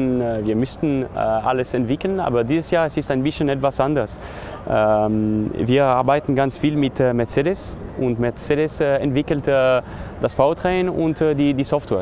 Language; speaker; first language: German; non-native, local second language; French